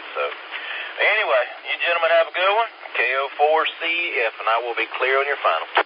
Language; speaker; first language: English; native; English